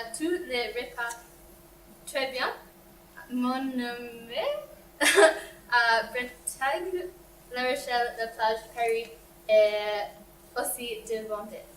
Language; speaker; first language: French; non-native, learner; English